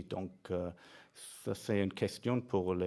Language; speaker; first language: French; non-native, fluent; English